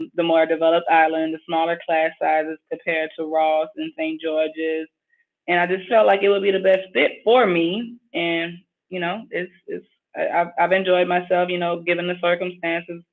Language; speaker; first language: English; native; English